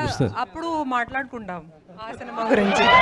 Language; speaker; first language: Telugu; non-native, local second language; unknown